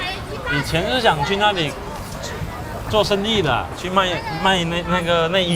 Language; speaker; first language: Chinese; native; Chinese